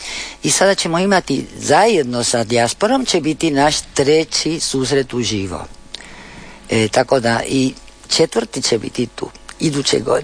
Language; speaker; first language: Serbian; early bilingual, heritage; Spanish